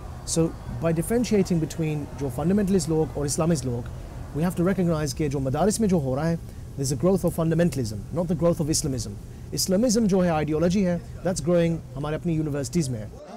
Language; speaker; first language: English; early bilingual, other home language; Urdu